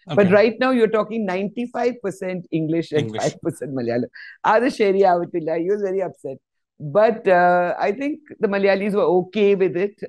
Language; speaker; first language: English; non-native, local second language; Malayalam